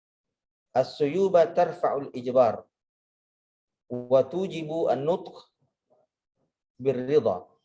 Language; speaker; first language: Arabic; non-native, fluent; Indonesian